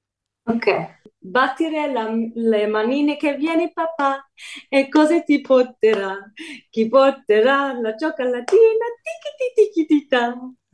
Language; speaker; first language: Italian; early bilingual, heritage; English